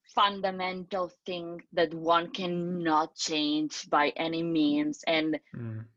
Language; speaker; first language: English; non-native, fluent; Spanish